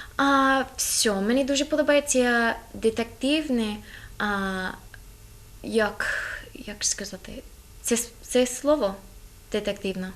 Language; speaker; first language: Ukrainian; non-native, learner; English